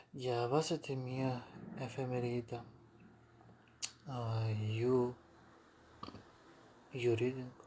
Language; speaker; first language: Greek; non-native, learner; Ukrainian